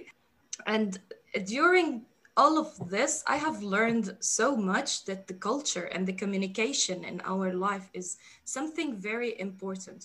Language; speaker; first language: English; non-native, fluent; Arabic